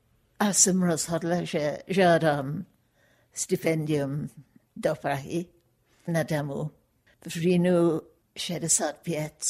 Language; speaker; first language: Czech; non-native, fluent; English